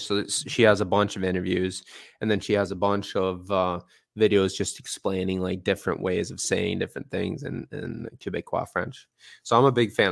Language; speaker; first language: English; native; English